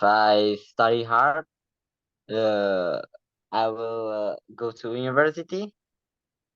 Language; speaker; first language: English; non-native, learner; Vietnamese